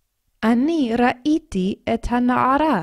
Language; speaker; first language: Hebrew; non-native, fluent; English